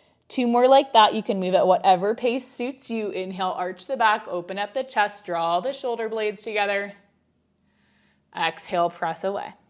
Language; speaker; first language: English; native; English